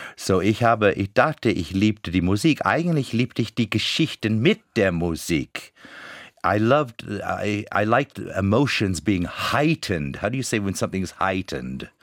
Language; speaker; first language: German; non-native, fluent; English